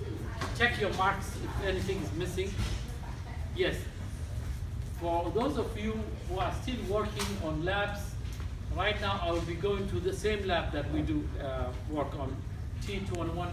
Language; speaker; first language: English; non-native, fluent; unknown